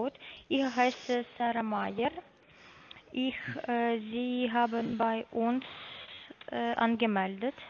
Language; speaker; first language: German; non-native, learner; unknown